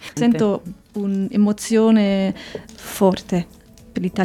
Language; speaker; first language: Italian; non-native, fluent; English